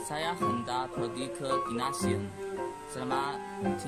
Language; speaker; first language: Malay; non-native, learner; Chinese